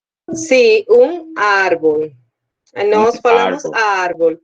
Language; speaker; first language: Portuguese; non-native, learner; Spanish